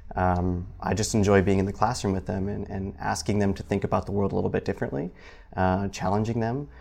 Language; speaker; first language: English; native; English